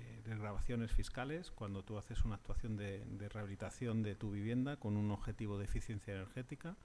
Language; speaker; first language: Spanish; native; Spanish